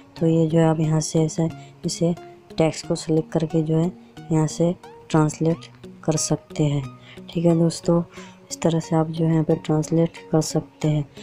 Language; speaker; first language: Hindi; native; Hindi